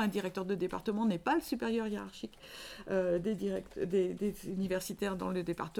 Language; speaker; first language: French; native; French